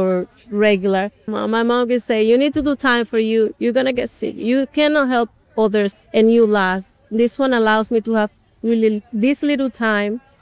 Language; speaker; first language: English; non-native, fluent; Spanish